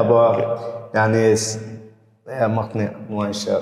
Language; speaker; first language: German; early bilingual, heritage; English